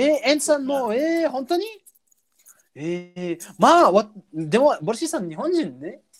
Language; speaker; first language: Japanese; non-native, learner; English